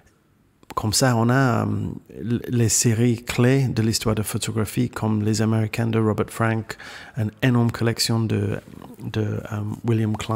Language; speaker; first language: French; non-native, fluent; English